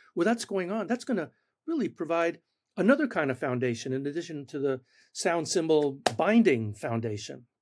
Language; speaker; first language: English; non-native, fluent; Spanish